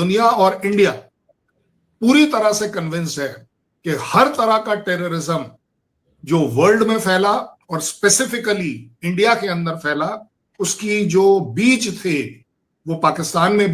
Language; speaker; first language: Hindi; native; Hindi